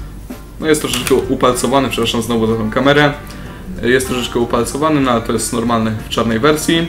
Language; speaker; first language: Polish; native; Polish